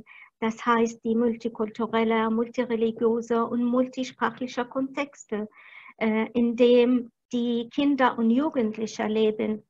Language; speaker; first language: German; non-native, fluent; Arabic